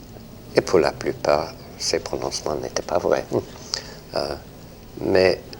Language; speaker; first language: French; non-native, fluent; English